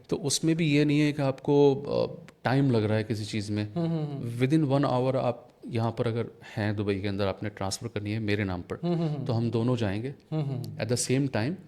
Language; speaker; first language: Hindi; native; Hindi